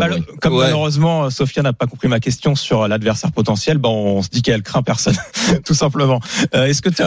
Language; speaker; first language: French; native; French